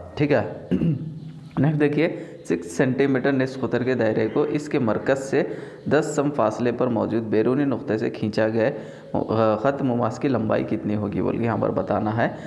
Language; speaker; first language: Hindi; non-native, local second language; Urdu